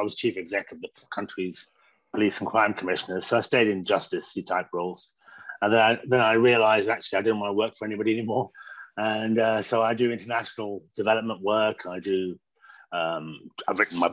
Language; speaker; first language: English; native; English